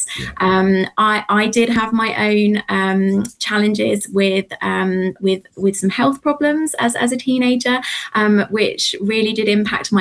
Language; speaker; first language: English; native; English